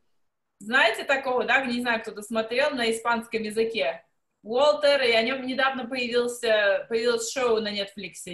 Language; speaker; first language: Russian; native; Russian